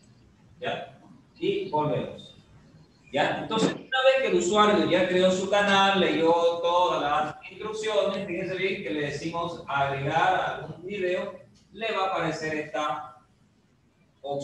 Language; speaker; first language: Spanish; native; Spanish